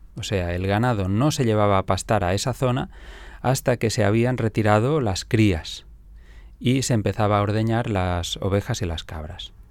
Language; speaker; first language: Spanish; non-native, local second language; Catalan